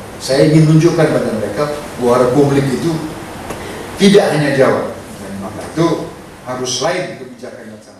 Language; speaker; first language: Indonesian; non-native, local second language; Punjabi